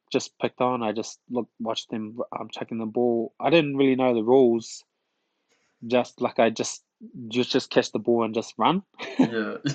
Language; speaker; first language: English; early bilingual, other home language; Tongan